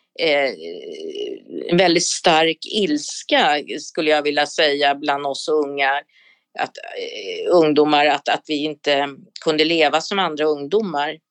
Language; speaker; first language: Swedish; native; Swedish